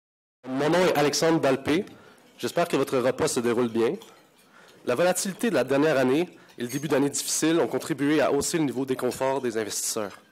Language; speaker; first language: French; native; French